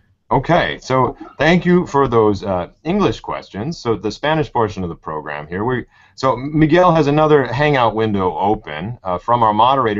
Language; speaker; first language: English; native; English